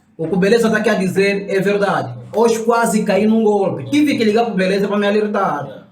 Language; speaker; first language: Portuguese; native; Portuguese